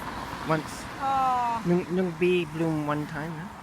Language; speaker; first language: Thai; non-native, learner; English